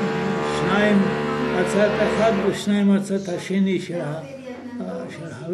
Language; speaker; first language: Hebrew; non-native, fluent; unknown